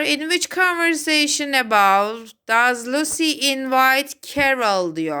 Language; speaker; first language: English; non-native, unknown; Turkish